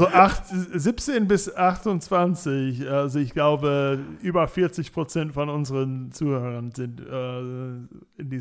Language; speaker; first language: German; non-native, fluent; English